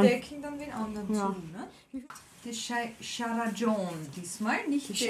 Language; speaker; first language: German; native; German